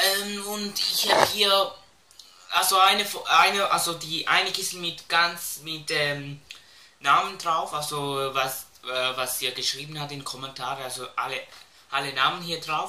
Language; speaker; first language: German; early bilingual, other home language; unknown